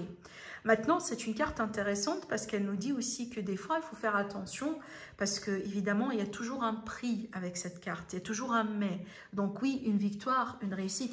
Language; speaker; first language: French; native; French